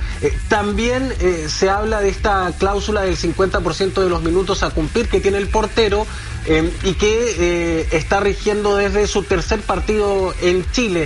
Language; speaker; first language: Spanish; native; Spanish